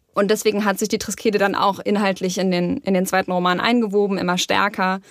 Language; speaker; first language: German; native; German